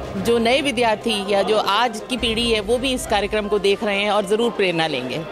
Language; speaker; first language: Hindi; native; Hindi